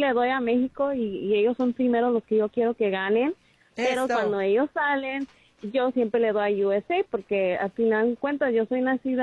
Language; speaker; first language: Spanish; early bilingual, heritage; Spanish